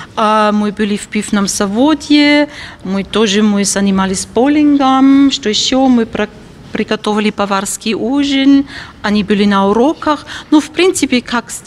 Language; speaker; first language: Russian; non-native, fluent; German